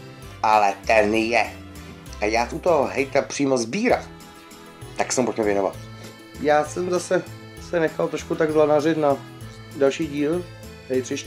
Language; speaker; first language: Czech; native; Czech